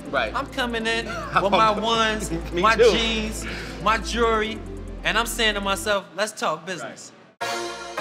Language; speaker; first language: English; native; English